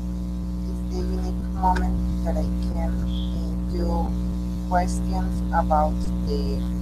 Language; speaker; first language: English; non-native, learner; Spanish